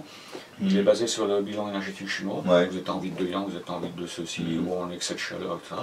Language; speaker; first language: French; native; French